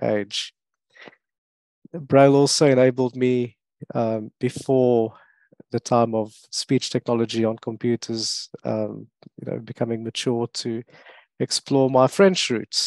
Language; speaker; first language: English; non-native, local second language; French